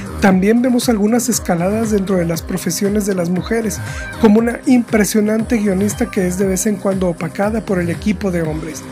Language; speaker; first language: Spanish; native; Spanish